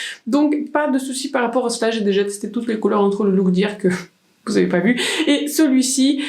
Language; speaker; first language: French; native; French